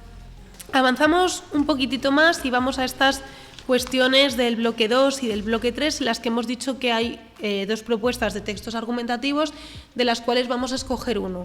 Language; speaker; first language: Spanish; native; Spanish